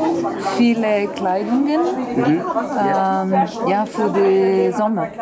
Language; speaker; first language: German; non-native, learner; Italian